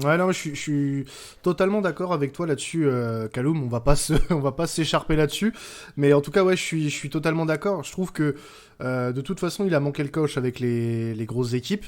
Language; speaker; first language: French; native; French